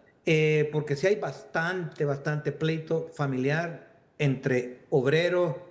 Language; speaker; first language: Spanish; native; Spanish